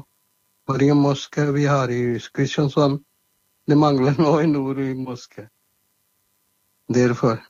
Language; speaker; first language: Norwegian; non-native, learner; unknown